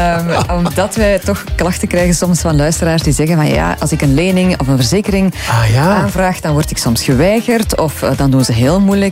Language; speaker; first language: Dutch; native; Dutch